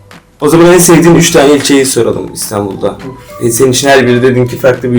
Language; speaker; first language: Turkish; native; Turkish